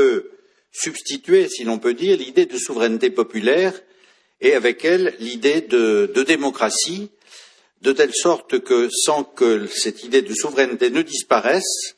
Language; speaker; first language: French; native; French